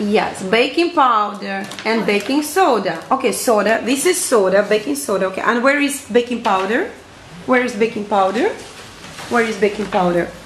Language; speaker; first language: English; non-native, fluent; Russian